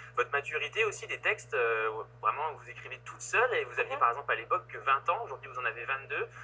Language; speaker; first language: French; native; French